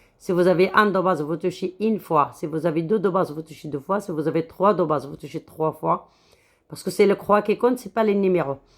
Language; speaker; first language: French; non-native, local second language; Arabic